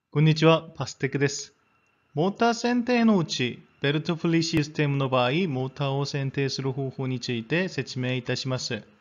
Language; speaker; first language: Japanese; non-native, fluent; Korean